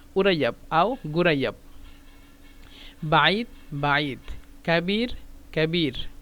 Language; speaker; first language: Arabic; non-native, fluent; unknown